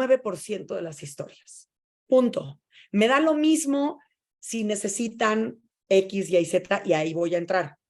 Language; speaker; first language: Spanish; native; Spanish